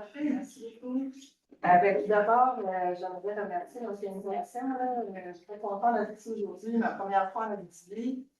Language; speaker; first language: French; native; French